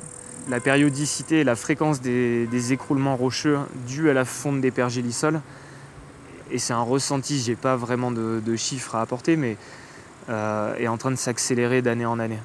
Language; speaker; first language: French; native; French